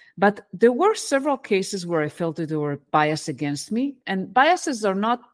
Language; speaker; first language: English; non-native, fluent; Hebrew